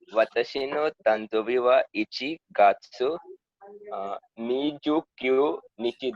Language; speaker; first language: Japanese; non-native, learner; Hindi